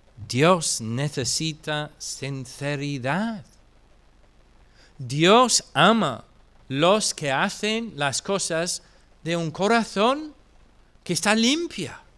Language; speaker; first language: Spanish; non-native, fluent; English